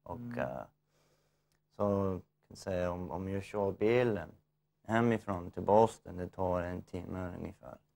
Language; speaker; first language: Swedish; non-native, fluent; English